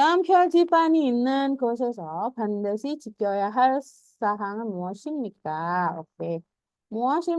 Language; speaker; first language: Korean; non-native, fluent; Indonesian